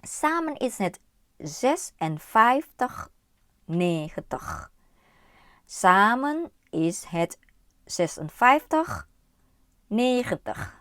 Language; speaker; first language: Dutch; non-native, learner; Thai